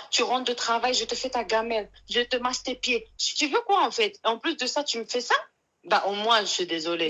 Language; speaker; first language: French; non-native, local second language; Arabic